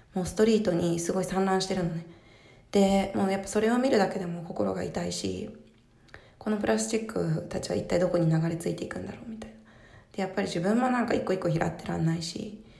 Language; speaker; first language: Japanese; early bilingual, heritage; Japanese